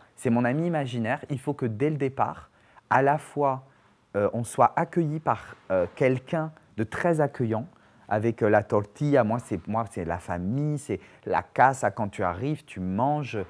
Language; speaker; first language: French; native; French